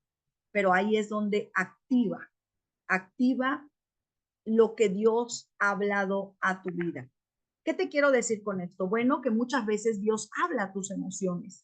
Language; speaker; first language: Spanish; native; Spanish